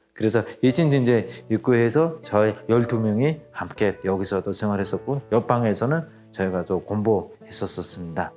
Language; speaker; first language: Korean; non-native, fluent; Mongolian